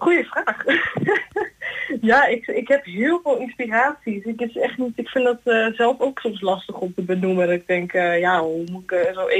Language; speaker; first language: Dutch; native; Dutch